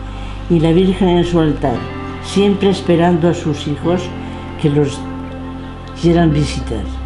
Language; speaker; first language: Spanish; non-native, local second language; Catalan